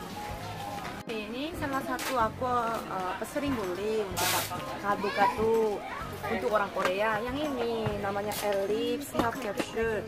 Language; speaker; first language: Indonesian; non-native, fluent; Korean